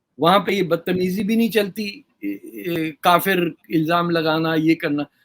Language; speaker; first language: Urdu; native; Urdu